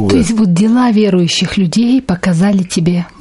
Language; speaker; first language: Russian; native; Russian